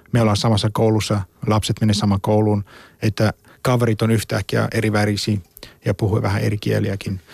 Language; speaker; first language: Finnish; non-native, fluent; Afrikaans